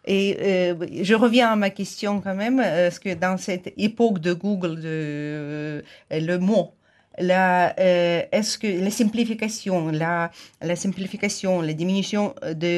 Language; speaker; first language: French; non-native, fluent; Ukrainian